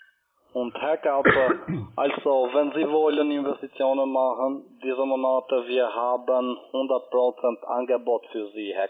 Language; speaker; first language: German; non-native, learner; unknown